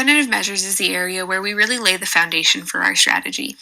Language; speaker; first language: English; native; English